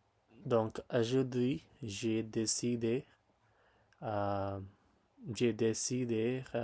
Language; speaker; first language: French; non-native, learner; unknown